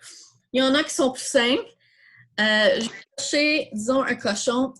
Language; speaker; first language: French; native; French